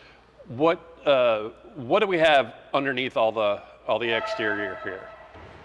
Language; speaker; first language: English; native; English